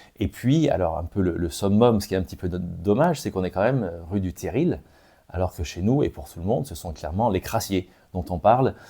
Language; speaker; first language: French; native; French